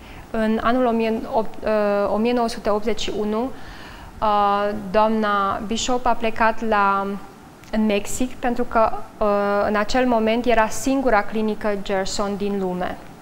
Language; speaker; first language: Romanian; native; Romanian